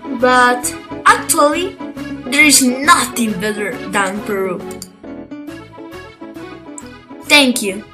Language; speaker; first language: English; non-native, learner; Spanish